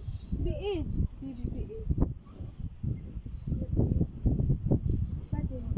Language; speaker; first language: Arabic; non-native, learner; Filipino